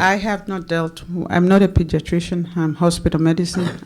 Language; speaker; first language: English; non-native, local second language; Swahili